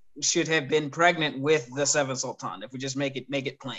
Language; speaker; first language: English; native; English